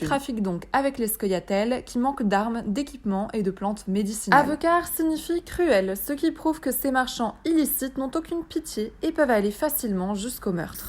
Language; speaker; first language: French; native; French